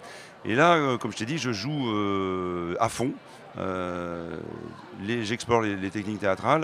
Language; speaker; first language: French; native; French